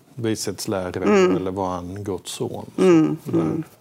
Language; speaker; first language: Swedish; native; Swedish